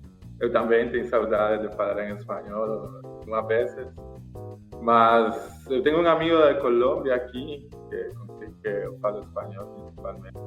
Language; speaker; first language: Portuguese; non-native, learner; Spanish